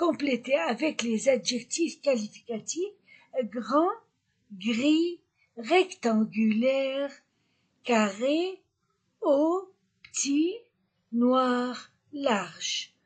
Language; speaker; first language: French; non-native, fluent; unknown